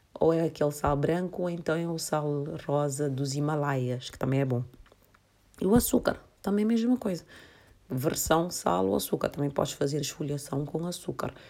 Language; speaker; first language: Portuguese; non-native, local second language; Kabuverdianu